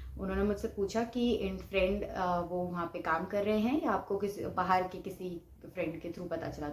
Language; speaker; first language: Hindi; non-native, local second language; Bangla